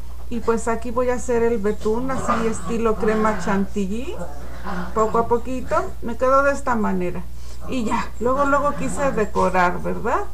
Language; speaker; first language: Spanish; native; Spanish